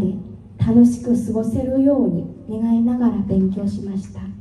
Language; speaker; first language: Japanese; non-native, fluent; Vietnamese